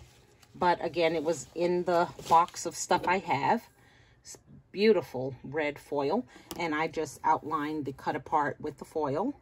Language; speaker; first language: English; native; English